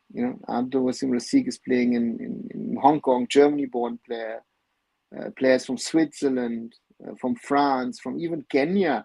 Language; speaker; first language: English; non-native, local second language; Bangla